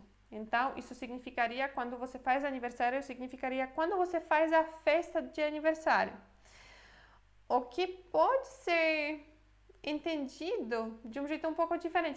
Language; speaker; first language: Portuguese; non-native, fluent; Polish